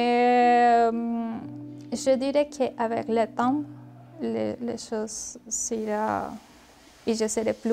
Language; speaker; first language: French; non-native, learner; Spanish